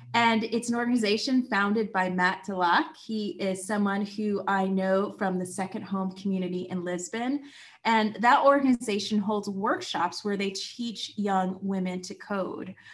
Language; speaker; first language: English; native; English